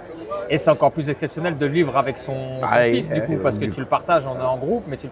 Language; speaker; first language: French; native; French